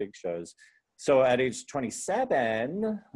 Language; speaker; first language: English; native; English